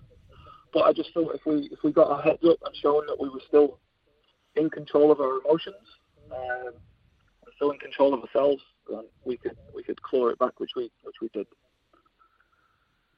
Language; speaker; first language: English; native; English